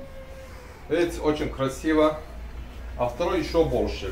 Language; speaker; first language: Russian; non-native, learner; Turkish